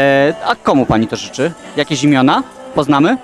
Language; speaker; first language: Polish; native; Polish